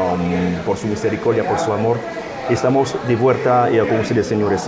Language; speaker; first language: Spanish; non-native, fluent; Haitian Creole